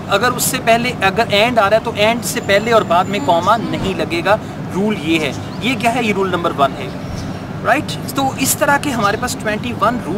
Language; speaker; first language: Urdu; native; Urdu